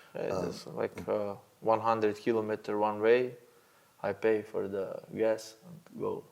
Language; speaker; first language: English; non-native, learner; Slovenian